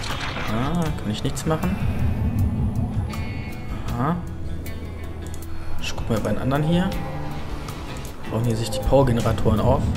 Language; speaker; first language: German; native; German